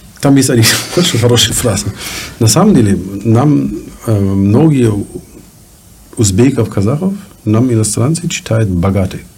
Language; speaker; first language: Russian; non-native, learner; German